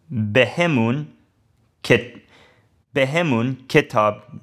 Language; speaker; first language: Persian; non-native, learner; English